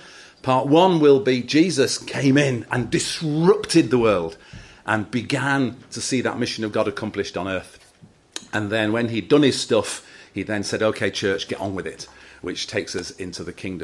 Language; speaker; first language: English; native; English